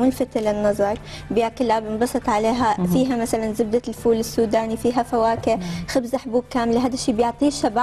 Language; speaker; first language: Arabic; native; Arabic